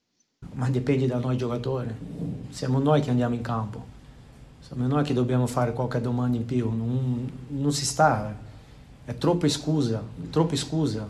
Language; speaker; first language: Italian; non-native, fluent; Portuguese